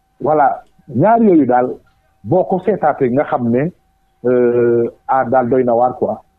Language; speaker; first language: Wolof; non-native, local second language; Jola-Fonyi